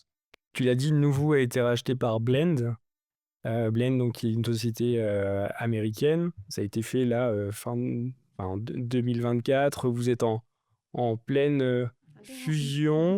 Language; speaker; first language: French; native; French